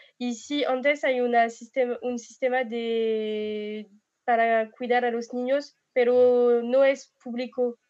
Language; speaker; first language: Spanish; non-native, learner; French